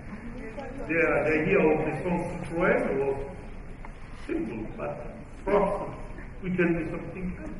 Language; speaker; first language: English; non-native, fluent; Italian